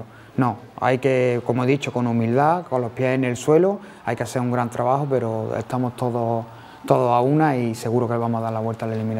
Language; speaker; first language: Spanish; native; Spanish